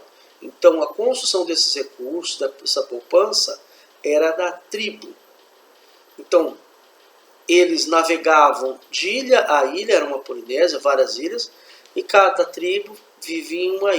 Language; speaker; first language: Portuguese; native; Portuguese